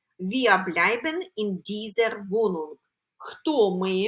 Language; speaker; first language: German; non-native, fluent; Ukrainian